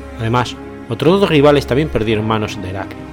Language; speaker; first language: Spanish; native; Spanish